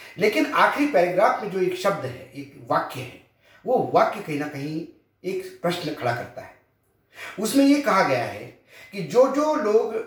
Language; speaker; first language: Hindi; non-native, local second language; Marathi